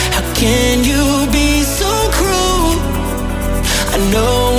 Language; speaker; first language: English; non-native, learner; Italian